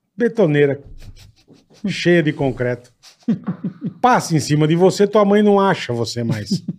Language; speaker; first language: Portuguese; native; Portuguese